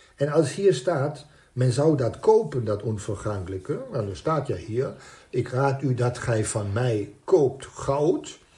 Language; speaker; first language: Dutch; non-native, fluent; German